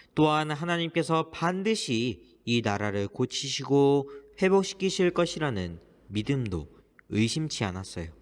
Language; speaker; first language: Korean; native; Korean